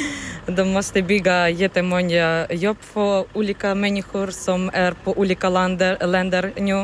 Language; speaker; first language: Swedish; non-native, learner; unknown